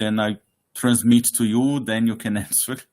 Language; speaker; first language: English; non-native, fluent; Portuguese